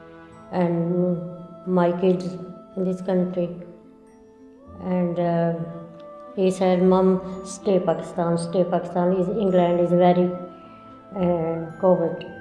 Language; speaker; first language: English; non-native, learner; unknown